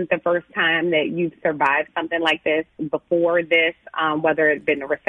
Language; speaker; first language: English; native; English